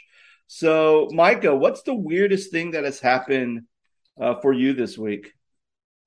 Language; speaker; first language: English; native; English